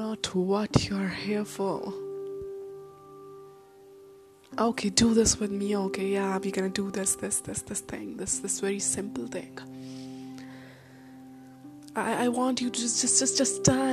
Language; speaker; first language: English; non-native, local second language; Hindi